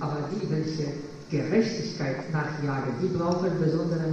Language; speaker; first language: German; non-native, fluent; Polish